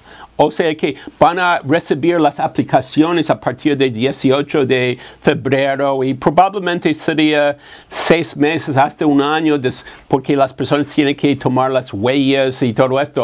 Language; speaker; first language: Spanish; non-native, fluent; English